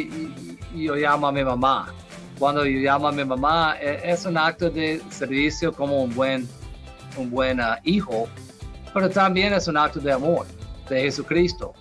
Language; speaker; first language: Spanish; non-native, fluent; English